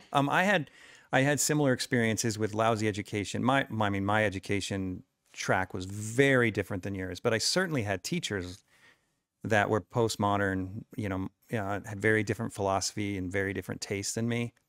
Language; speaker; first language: English; native; English